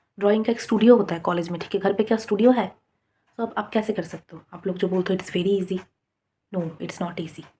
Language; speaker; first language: Hindi; non-native, local second language; Bangla